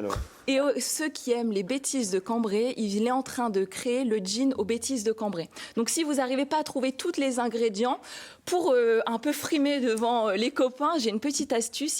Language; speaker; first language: French; native; French